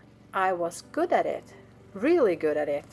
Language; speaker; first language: English; non-native, fluent; Norwegian